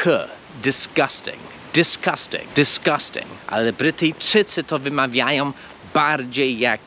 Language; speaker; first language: Polish; non-native, fluent; English